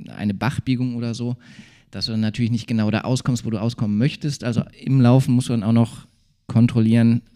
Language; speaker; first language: German; native; German